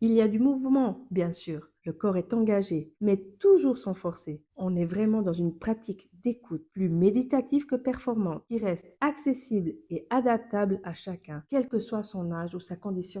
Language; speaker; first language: French; native; French